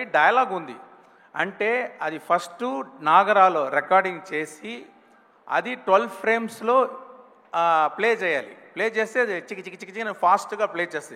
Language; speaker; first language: Telugu; non-native, local second language; Tamil